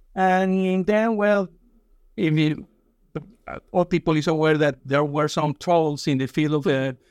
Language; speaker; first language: English; non-native, fluent; Spanish